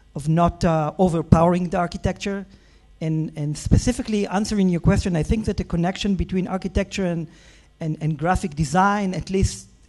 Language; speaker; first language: English; non-native, fluent; Hebrew